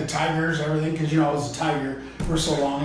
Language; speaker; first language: English; native; English